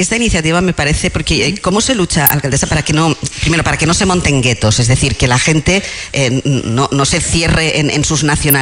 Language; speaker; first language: Spanish; native; Spanish